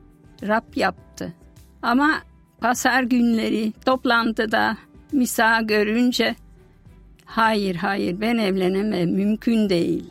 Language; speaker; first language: Turkish; non-native, fluent; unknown